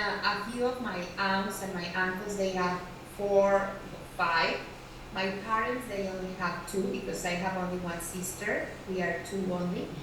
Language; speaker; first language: English; non-native, learner; Spanish